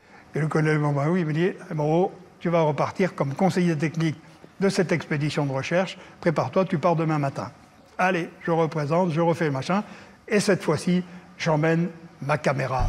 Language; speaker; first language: French; native; French